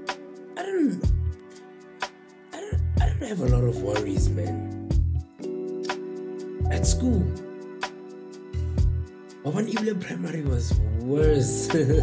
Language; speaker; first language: English; non-native, local second language; Southern Sotho